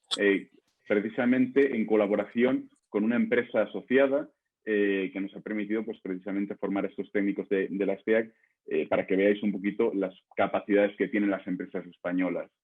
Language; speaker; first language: Spanish; native; Spanish